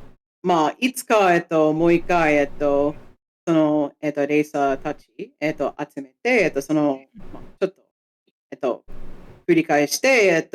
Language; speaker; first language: Japanese; non-native, fluent; English